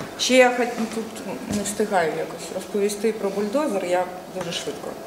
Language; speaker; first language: Ukrainian; non-native, local second language; Russian